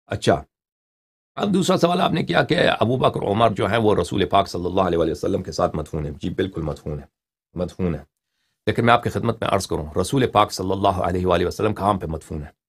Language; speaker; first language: Urdu; non-native, fluent; Persian